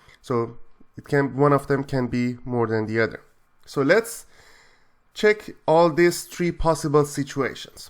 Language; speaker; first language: English; non-native, fluent; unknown